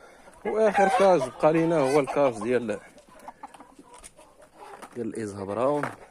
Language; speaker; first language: Arabic; native; Arabic